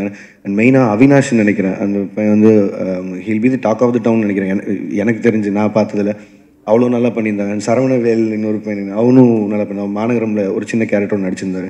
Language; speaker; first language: Tamil; native; Tamil